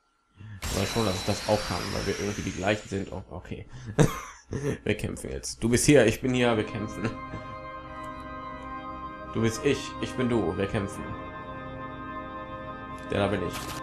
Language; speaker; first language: German; native; German